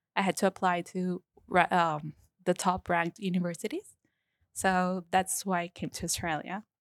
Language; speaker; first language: English; non-native, fluent; Spanish